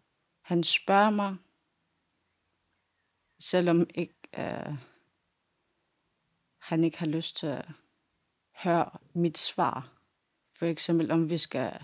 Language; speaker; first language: Danish; non-native, local second language; Kalaallisut